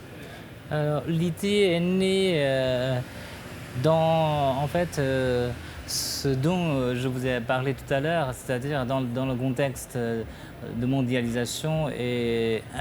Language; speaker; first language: French; non-native, fluent; Chinese